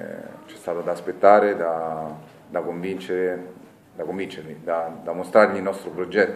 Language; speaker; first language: Italian; native; Italian